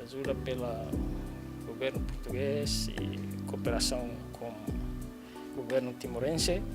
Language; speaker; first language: Portuguese; non-native, learner; Tetum